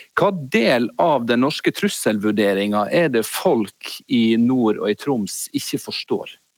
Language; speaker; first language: Norwegian; native; Norwegian